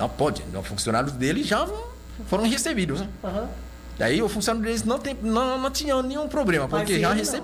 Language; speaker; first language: Portuguese; non-native, local second language; Haitian Creole